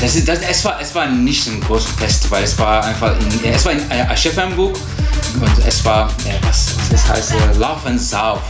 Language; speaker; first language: German; non-native, learner; Turkish